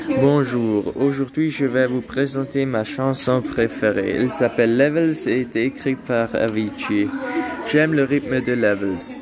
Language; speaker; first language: French; non-native, learner; German